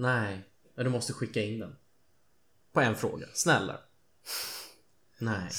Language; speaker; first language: Swedish; native; Swedish